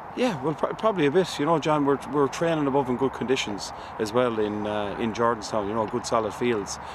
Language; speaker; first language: English; native; English